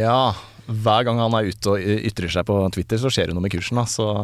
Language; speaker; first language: Norwegian; native; Norwegian